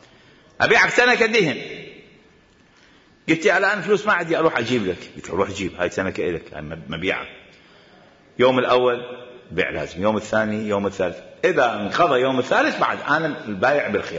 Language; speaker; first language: Arabic; native; Arabic